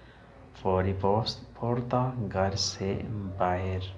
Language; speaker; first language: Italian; non-native, learner; Urdu